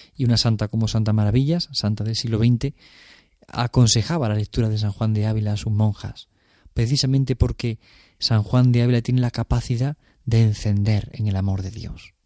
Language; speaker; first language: Spanish; native; Spanish